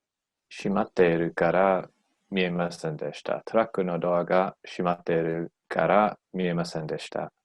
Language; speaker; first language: Japanese; non-native, learner; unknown